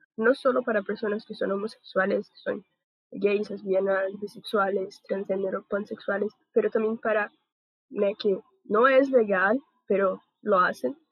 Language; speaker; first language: Spanish; non-native, learner; Portuguese